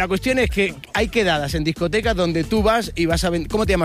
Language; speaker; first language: Spanish; native; Spanish